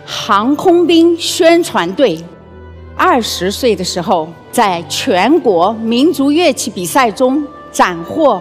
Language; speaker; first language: Chinese; native; Chinese